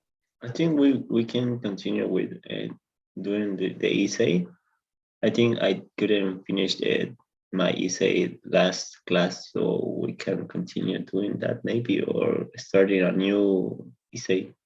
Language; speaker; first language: English; non-native, learner; Spanish